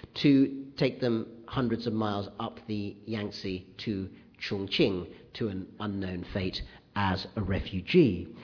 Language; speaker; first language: English; native; English